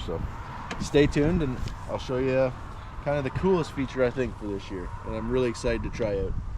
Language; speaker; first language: English; native; English